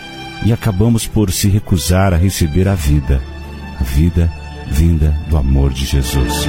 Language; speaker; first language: Portuguese; native; Portuguese